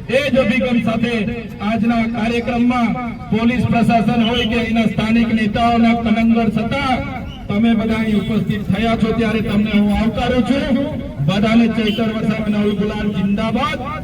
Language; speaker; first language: Gujarati; non-native, local second language; Vasavi